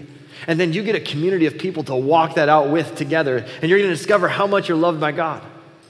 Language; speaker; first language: English; native; English